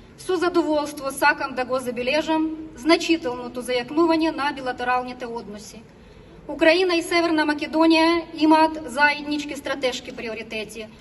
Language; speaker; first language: Macedonian; non-native, learner; Ukrainian